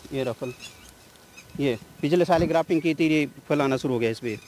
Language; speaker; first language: Hindi; native; Hindi